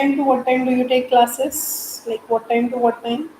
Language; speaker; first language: English; non-native, local second language; Hindi